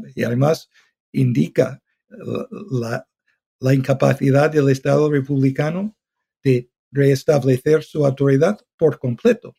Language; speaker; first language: Spanish; non-native, fluent; English